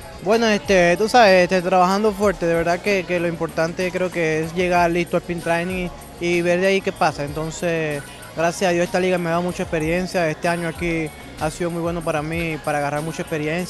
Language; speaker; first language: Spanish; native; Spanish